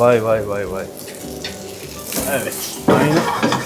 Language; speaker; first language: Turkish; non-native, learner; French